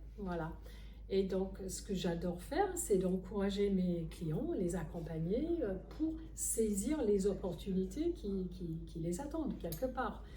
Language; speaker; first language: French; non-native, fluent; English